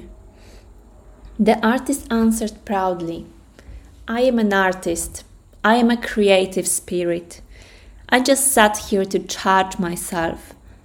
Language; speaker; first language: English; non-native, fluent; Polish